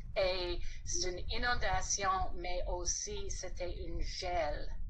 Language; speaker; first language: French; non-native, fluent; English